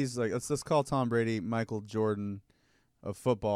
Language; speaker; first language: English; native; English